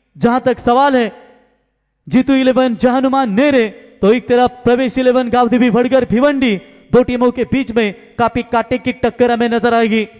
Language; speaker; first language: Hindi; non-native, local second language; Marathi